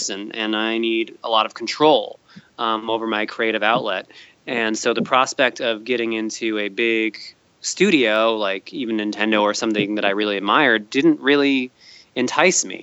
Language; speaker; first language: English; native; English